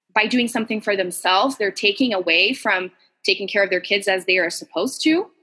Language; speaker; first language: English; non-native, fluent; Portuguese